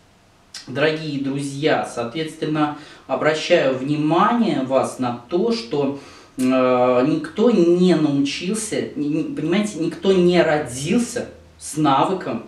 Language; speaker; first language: Russian; native; Russian